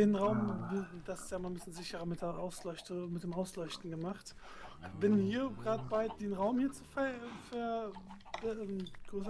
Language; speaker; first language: German; native; German